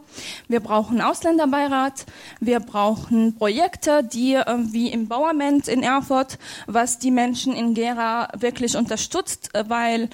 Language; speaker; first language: German; non-native, fluent; Arabic